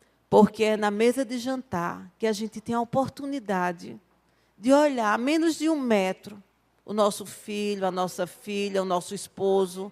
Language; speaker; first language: Portuguese; native; Portuguese